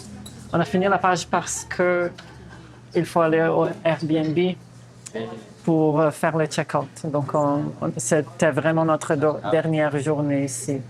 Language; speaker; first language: French; non-native, fluent; Portuguese